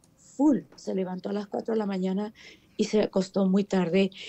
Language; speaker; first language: Spanish; native; Spanish